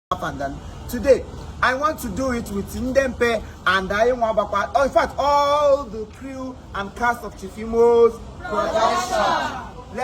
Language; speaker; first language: English; non-native, local second language; Igbo